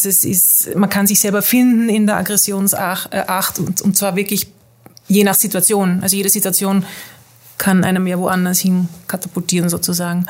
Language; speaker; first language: German; early bilingual, heritage; German